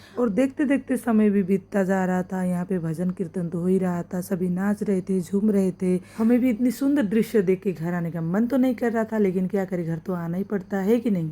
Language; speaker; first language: Hindi; non-native, local second language; Assamese